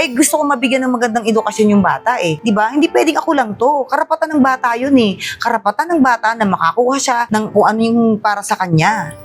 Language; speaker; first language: Filipino; native; Filipino